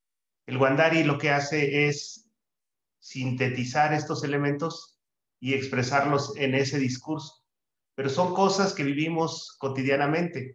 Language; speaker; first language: Spanish; native; Spanish